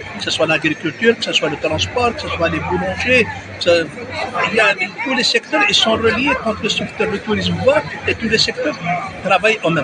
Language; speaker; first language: French; non-native, local second language; Arabic